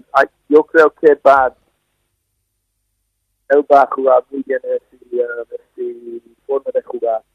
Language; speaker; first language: Spanish; non-native, fluent; English